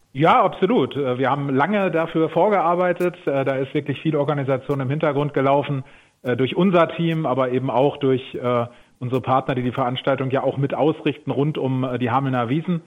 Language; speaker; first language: German; native; German